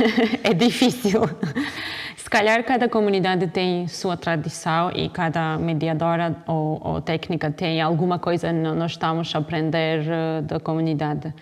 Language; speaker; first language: Portuguese; non-native, fluent; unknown